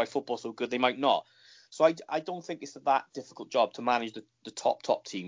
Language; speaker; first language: English; native; English